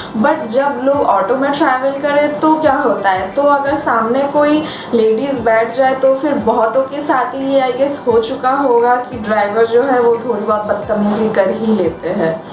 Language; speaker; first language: Hindi; non-native, local second language; Bangla